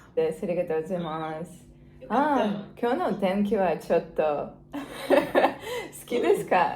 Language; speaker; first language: Japanese; non-native, learner; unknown